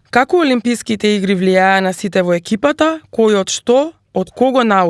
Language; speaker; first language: Macedonian; native; Macedonian